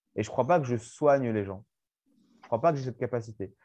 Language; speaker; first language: French; native; French